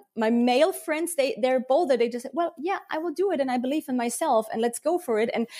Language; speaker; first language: English; early bilingual, heritage; German